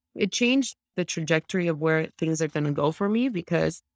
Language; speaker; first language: English; early bilingual, other home language; Russian